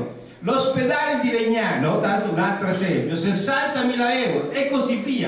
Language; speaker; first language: Italian; native; Italian